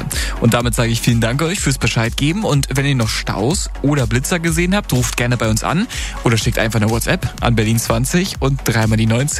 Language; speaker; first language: German; native; German